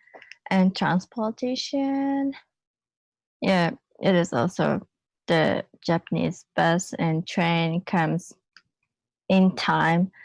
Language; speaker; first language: English; non-native, learner; Japanese